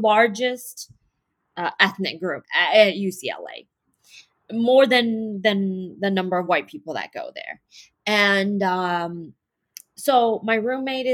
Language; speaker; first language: English; native; English